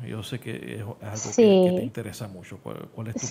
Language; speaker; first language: Spanish; native; Spanish